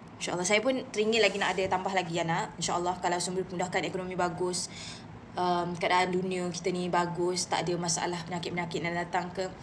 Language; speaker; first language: Malay; native; Malay